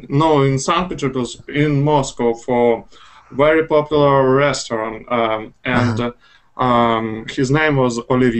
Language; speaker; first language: English; non-native, fluent; Russian